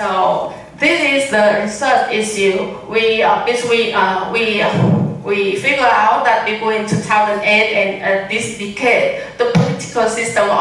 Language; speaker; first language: English; non-native, learner; Vietnamese